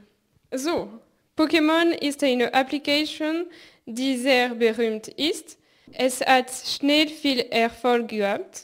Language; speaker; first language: German; non-native, learner; French